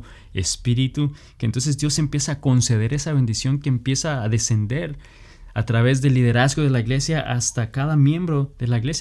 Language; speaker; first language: Spanish; native; Spanish